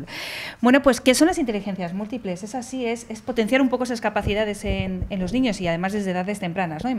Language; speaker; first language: Spanish; native; Spanish